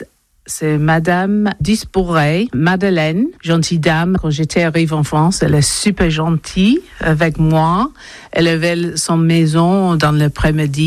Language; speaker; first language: French; non-native, learner; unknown